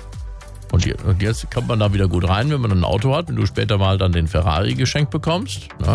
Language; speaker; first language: German; native; German